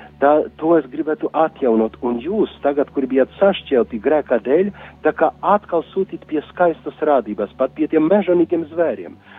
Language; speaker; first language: Latvian; non-native, fluent; Polish